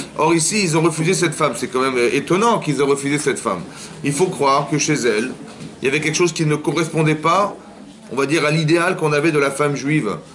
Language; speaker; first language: French; native; French